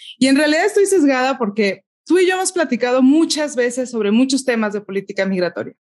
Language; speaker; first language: Spanish; native; Spanish